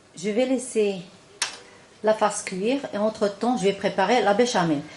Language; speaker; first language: French; non-native, local second language; Arabic